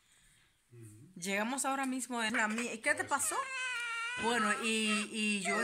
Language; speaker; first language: Spanish; native; Spanish